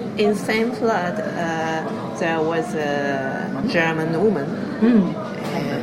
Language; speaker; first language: English; non-native, fluent; Japanese